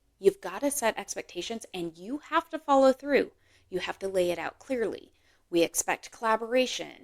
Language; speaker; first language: English; native; English